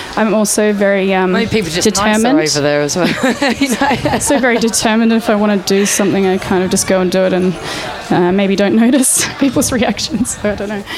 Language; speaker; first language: English; native; English